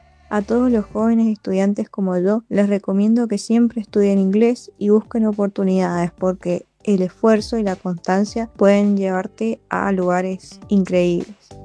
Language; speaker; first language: Spanish; native; Spanish